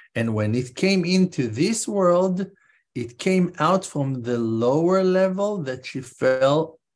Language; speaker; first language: English; non-native, fluent; Hebrew